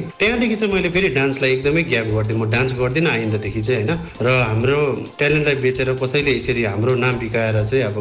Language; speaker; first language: Nepali; native; Nepali